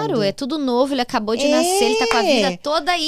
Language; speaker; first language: Portuguese; native; Portuguese